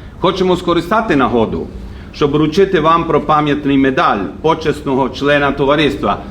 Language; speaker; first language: Ukrainian; early bilingual, heritage; Ukrainian